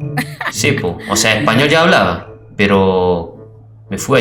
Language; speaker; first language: Spanish; non-native, fluent; Indonesian